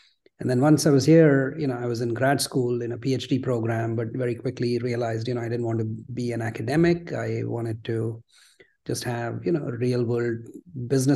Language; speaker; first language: English; non-native, local second language; Gujarati